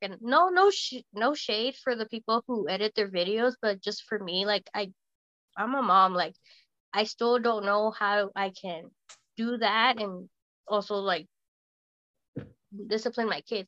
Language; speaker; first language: English; early bilingual, other home language; Spanish